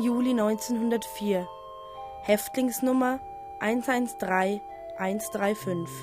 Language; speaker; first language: German; native; German